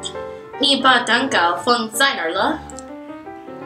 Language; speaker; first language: Chinese; non-native, learner; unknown